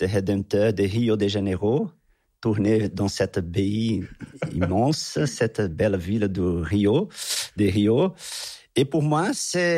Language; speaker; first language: French; non-native, fluent; Portuguese